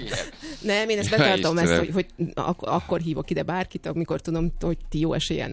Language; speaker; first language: Hungarian; native; Hungarian